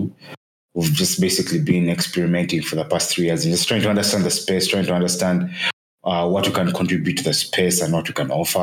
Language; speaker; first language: English; non-native, local second language; Ganda